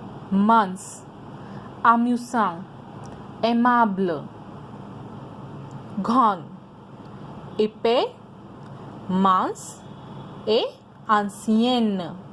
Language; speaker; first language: French; non-native, fluent; Hindi